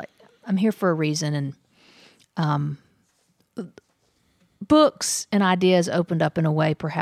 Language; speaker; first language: English; native; English